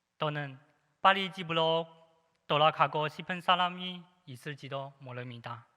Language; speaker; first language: Korean; non-native, fluent; Chinese